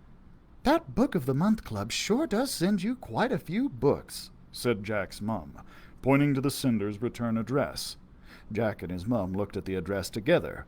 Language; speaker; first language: English; native; English